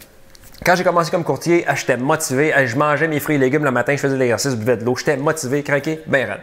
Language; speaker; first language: French; native; French